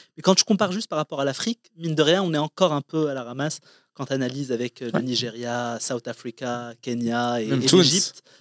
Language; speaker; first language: French; non-native, local second language; Arabic